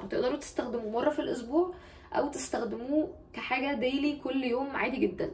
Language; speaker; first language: Arabic; native; Arabic